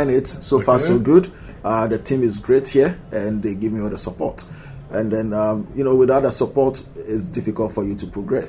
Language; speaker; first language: English; non-native, local second language; Akan